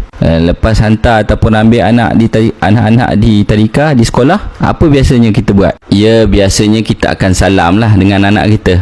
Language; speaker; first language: Malay; native; Malay